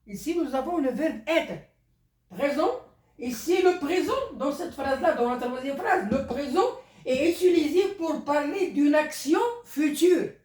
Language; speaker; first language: French; non-native, local second language; Arabic